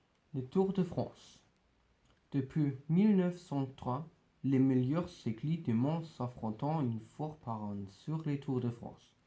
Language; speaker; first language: French; non-native, learner; German